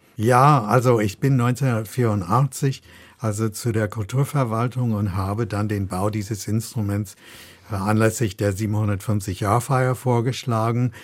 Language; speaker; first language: German; non-native, fluent; English